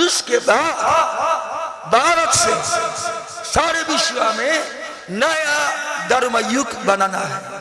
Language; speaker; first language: Hindi; non-native, learner; Japanese